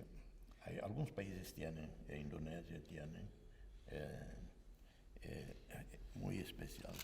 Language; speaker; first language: Spanish; non-native, learner; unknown